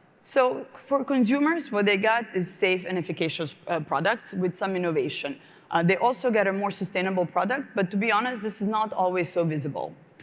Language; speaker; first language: English; non-native, fluent; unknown